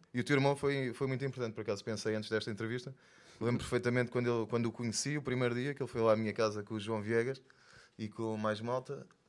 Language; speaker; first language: Portuguese; native; Portuguese